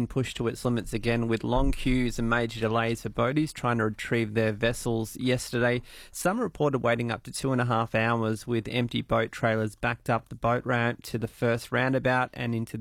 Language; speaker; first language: English; native; English